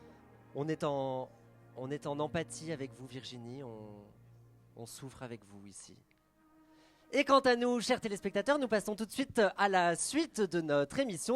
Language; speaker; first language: French; native; French